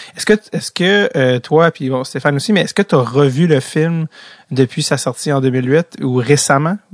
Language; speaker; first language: French; native; French